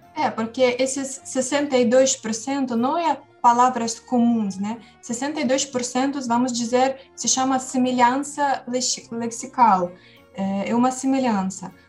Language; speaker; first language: Portuguese; non-native, fluent; Ukrainian